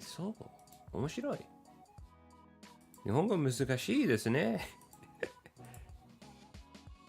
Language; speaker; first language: Japanese; non-native, learner; English